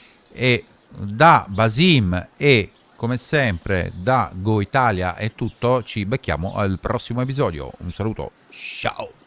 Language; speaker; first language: Italian; native; Italian